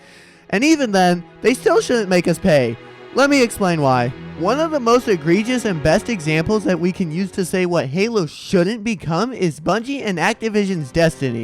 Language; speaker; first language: English; native; English